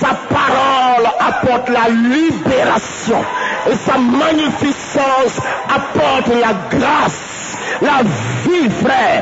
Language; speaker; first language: French; native; French